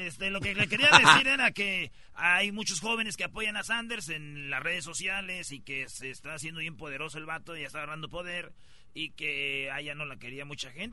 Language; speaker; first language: Spanish; early bilingual, other home language; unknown